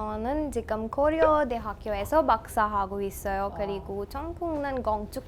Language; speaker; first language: Korean; non-native, learner; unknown